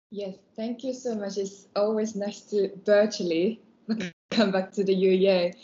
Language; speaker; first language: English; non-native, fluent; Japanese